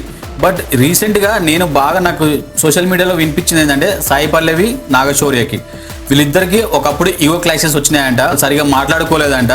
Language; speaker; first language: Telugu; native; Telugu